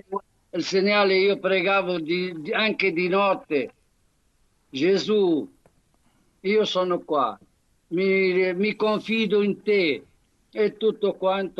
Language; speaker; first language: Italian; non-native, fluent; Arabic